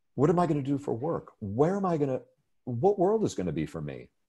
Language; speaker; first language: English; native; English